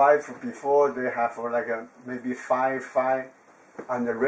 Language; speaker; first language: English; non-native, learner; Chinese